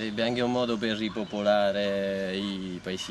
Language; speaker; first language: Italian; native; Italian